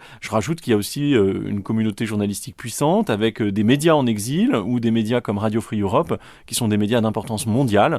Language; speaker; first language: French; native; French